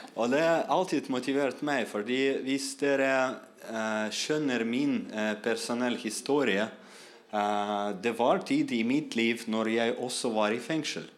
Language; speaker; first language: Norwegian; non-native, learner; Russian